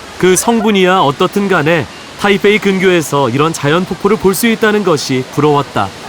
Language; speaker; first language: Korean; native; Korean